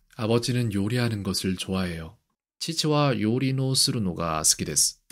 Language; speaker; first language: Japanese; non-native, learner; Korean